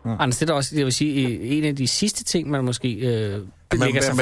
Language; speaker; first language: Danish; native; Danish